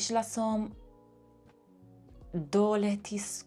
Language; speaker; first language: Slovak; non-native, learner; Italian